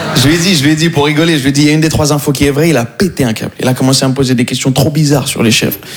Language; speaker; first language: French; native; French